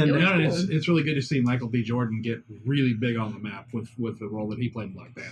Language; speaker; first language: English; native; English